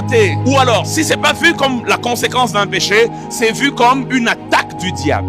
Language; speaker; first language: French; non-native, local second language; Lingala